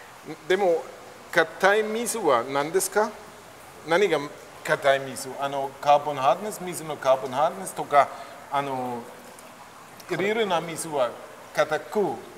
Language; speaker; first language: Japanese; non-native, learner; German